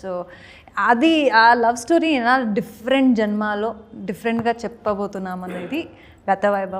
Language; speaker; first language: Telugu; non-native, learner; Kannada